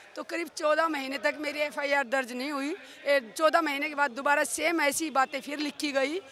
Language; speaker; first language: Hindi; native; Hindi